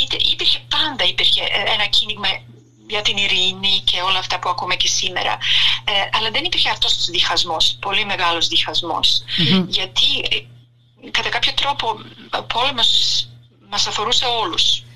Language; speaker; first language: Greek; non-native, fluent; Serbian